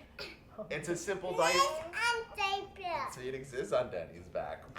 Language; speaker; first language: English; native; English